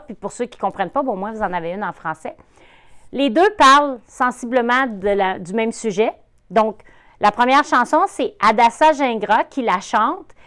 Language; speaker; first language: French; native; French